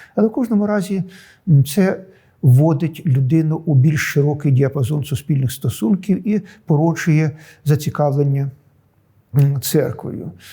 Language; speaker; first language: Ukrainian; native; Ukrainian